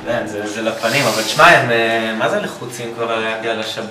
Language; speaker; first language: Hebrew; native; Hebrew